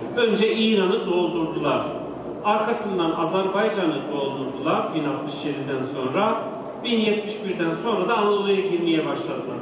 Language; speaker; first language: Turkish; native; Turkish